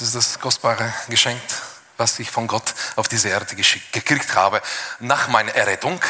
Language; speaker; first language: German; non-native, fluent; Bulgarian